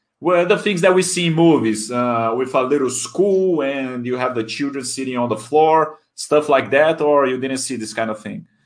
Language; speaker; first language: English; non-native, fluent; Portuguese